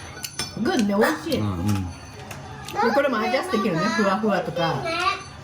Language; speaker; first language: Japanese; native; Japanese